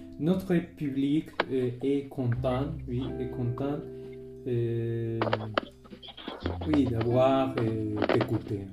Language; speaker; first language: French; non-native, fluent; Spanish